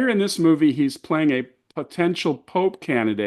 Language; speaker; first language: English; native; English